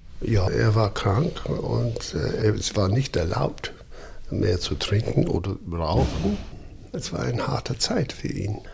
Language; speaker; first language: German; non-native, fluent; English